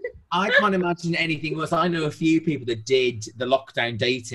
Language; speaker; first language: English; native; English